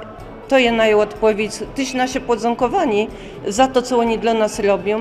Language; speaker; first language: Polish; non-native, local second language; Kashubian